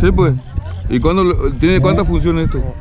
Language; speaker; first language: Spanish; native; Spanish